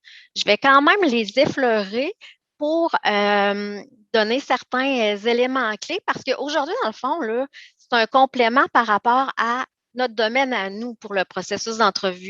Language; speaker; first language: French; native; French